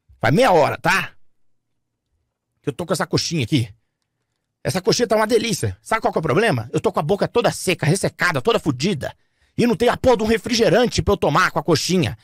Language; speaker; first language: Portuguese; native; Portuguese